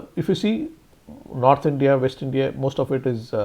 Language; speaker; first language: English; non-native, local second language; Tamil